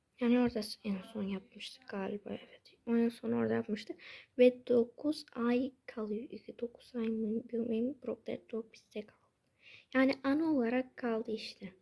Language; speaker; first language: Turkish; early bilingual, heritage; Turkish